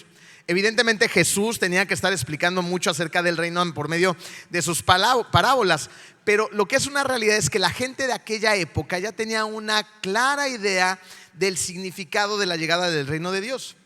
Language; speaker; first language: Spanish; native; Spanish